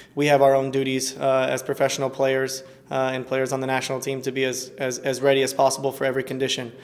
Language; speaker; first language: English; early bilingual, other home language; Spanish